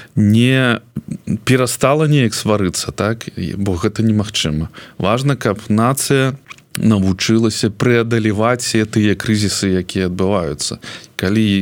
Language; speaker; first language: Belarusian; non-native, local second language; Russian